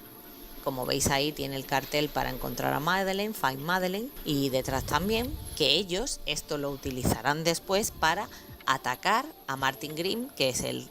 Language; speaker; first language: Spanish; native; Spanish